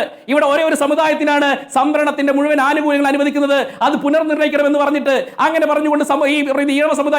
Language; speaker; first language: Malayalam; native; Malayalam